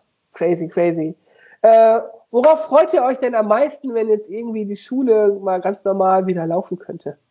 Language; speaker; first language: German; native; German